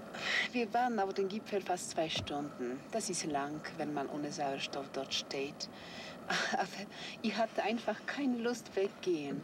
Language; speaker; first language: German; non-native, fluent; Polish